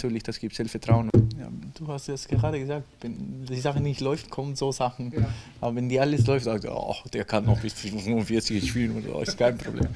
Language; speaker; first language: German; non-native, fluent; Spanish